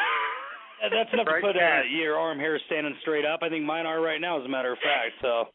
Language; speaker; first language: English; native; English